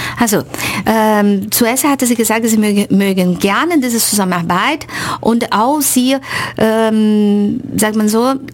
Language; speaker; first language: German; non-native, fluent; Portuguese